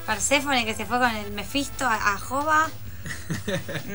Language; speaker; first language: Spanish; native; Spanish